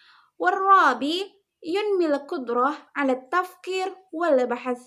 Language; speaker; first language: Arabic; non-native, learner; Indonesian